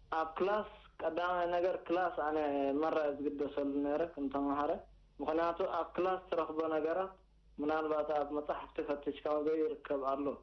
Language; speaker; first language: Tigrinya; non-native, local second language; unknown